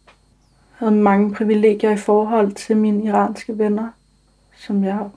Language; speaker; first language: Danish; early bilingual, other home language; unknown